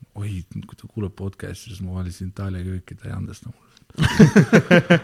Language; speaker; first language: Estonian; non-native, local second language; Russian